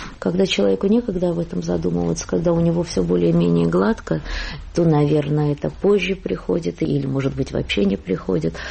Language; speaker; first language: Russian; native; Russian